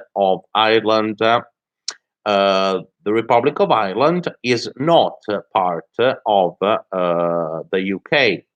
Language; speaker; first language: English; non-native, fluent; Italian